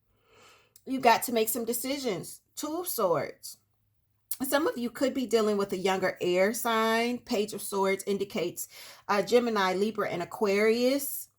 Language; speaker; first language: English; native; English